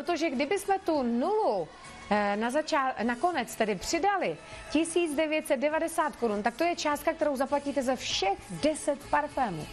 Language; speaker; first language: Czech; native; Czech